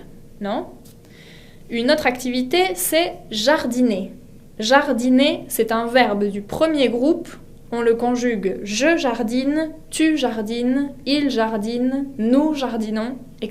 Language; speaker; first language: French; non-native, fluent; Spanish